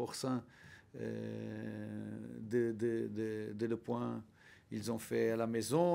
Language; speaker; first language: French; non-native, learner; Portuguese